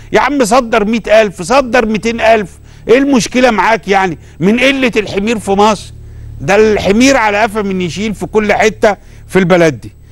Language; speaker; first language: Egyptian Arabic; native; Egyptian Arabic